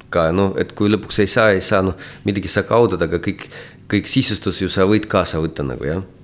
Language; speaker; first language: Estonian; non-native, local second language; Russian